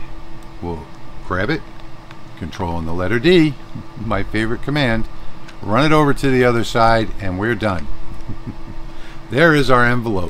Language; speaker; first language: English; native; English